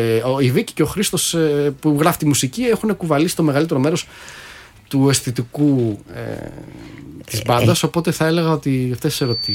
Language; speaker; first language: Greek; native; Greek